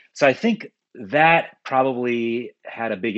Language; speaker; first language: English; early bilingual, other home language; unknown